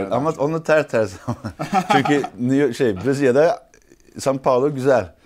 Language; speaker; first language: Turkish; early bilingual, heritage; Turkish